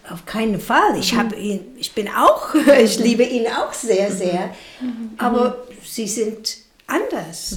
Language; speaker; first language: German; non-native, fluent; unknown